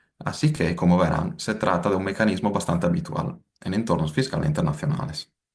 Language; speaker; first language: Spanish; non-native, fluent; Italian